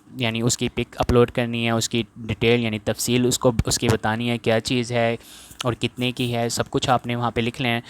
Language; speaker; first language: Urdu; non-native, local second language; Punjabi